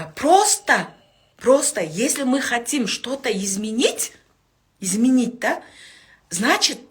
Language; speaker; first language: Russian; non-native, local second language; Kyrgyz